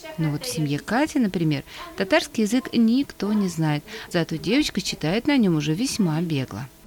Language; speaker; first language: Russian; native; Russian